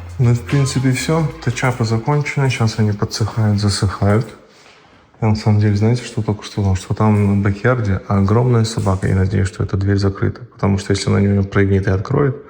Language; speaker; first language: Russian; native; Russian